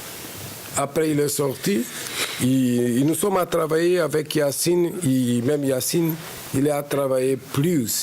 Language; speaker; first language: French; non-native, fluent; Portuguese